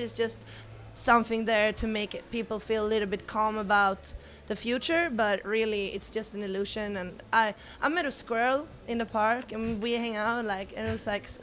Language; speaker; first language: English; non-native, fluent; Swedish